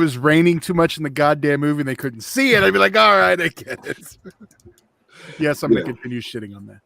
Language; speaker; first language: English; native; English